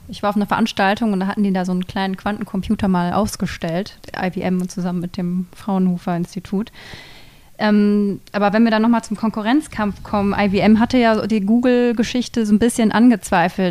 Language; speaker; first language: German; native; German